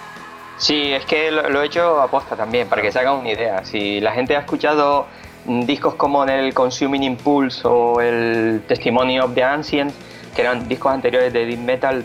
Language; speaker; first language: Spanish; native; Spanish